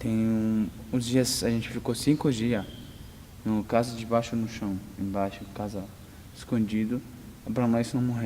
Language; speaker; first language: Portuguese; non-native, learner; Arabic